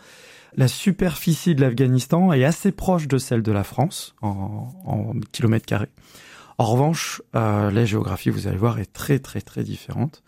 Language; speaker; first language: French; native; French